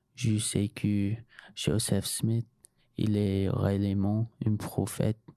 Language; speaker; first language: French; non-native, fluent; English